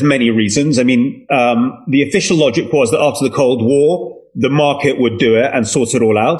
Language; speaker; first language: English; native; English